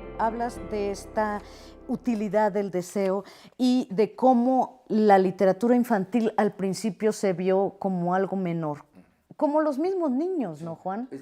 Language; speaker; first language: Spanish; native; Spanish